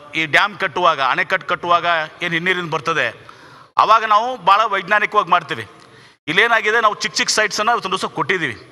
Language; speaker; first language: Kannada; native; Kannada